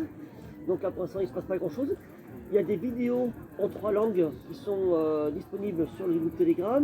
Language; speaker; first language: French; native; French